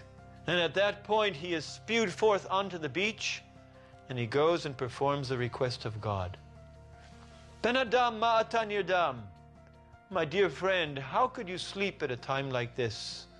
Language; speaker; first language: English; native; English